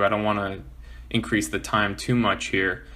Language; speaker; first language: English; native; English